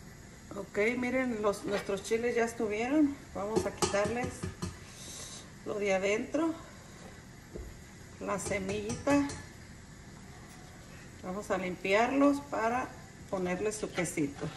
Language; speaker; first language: Spanish; native; Spanish